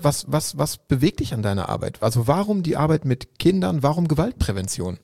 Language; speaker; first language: German; native; German